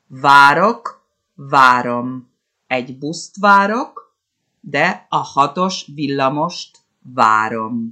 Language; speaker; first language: Hungarian; early bilingual, heritage; Spanish